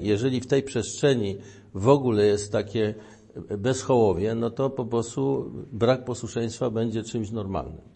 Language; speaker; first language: Polish; native; Polish